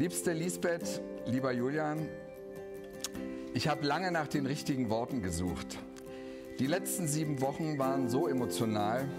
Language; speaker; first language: German; native; German